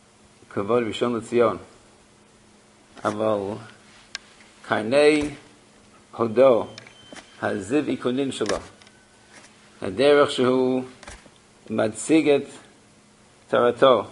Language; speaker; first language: Hebrew; non-native, fluent; English